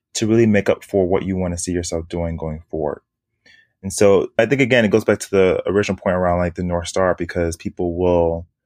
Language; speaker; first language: English; native; English